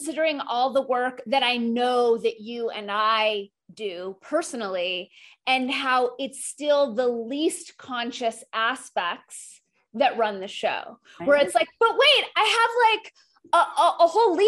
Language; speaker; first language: English; native; English